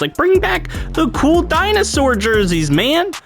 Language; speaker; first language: English; native; English